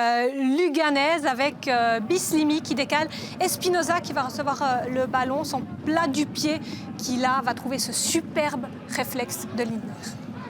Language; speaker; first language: French; native; French